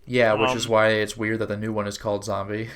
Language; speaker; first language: English; native; English